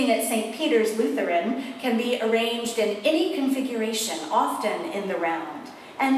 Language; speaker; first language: English; native; English